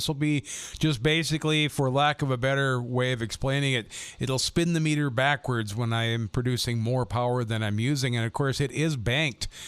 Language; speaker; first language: English; native; English